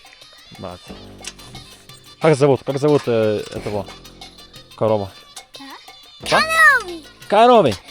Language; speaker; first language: Russian; non-native, fluent; Lithuanian